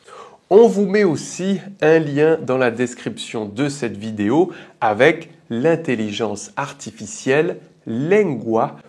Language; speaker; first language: French; native; French